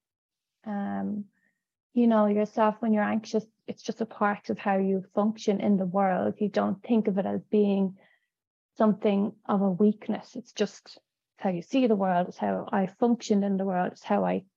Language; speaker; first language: English; native; English